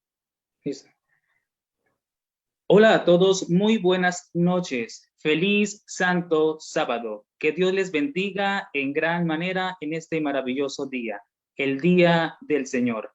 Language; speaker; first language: Spanish; native; Spanish